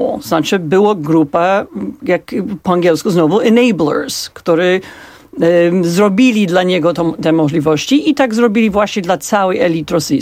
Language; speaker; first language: Polish; non-native, fluent; English